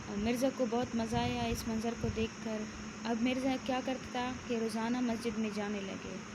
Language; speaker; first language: Urdu; non-native, local second language; Pashto